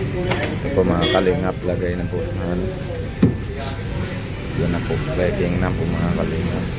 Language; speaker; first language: Filipino; non-native, local second language; Bikol